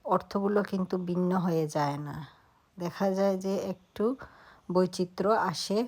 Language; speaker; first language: Bangla; non-native, local second language; Sylheti